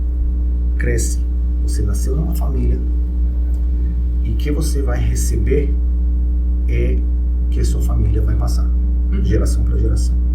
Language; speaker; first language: Portuguese; non-native, fluent; Hebrew